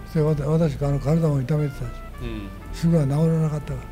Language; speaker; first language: Japanese; native; Japanese